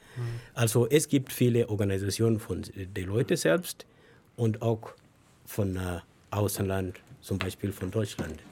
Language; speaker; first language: German; non-native, learner; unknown